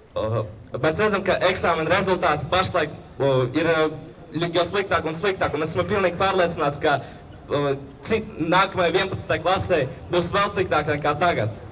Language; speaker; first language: Latvian; non-native, local second language; Russian